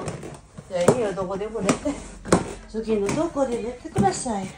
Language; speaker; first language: Japanese; non-native, learner; Filipino